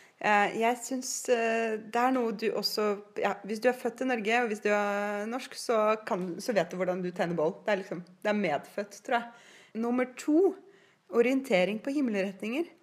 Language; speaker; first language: Norwegian; non-native, fluent; Russian